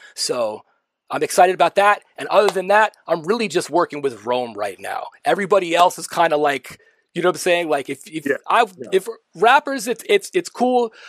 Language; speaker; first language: English; native; English